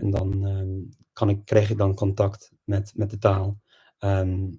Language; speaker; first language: Dutch; non-native, fluent; English